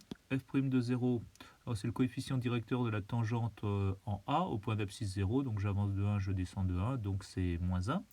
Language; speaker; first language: French; native; French